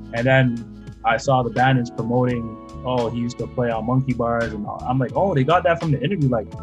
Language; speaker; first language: English; native; English